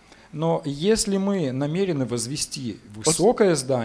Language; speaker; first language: Russian; native; Russian